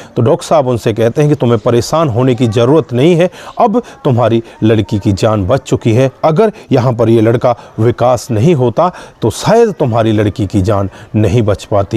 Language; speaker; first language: Hindi; native; Hindi